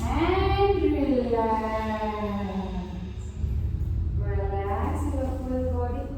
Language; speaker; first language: English; non-native, local second language; Kannada